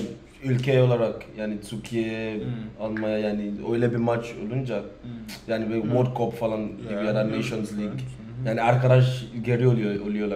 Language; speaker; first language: Turkish; non-native, learner; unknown